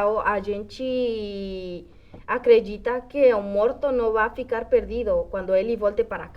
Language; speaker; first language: Portuguese; non-native, fluent; Spanish